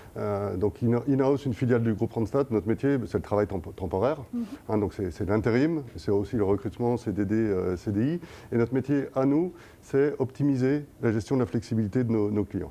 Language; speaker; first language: French; native; French